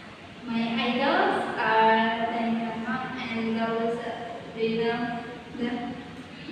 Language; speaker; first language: English; non-native, learner; Indonesian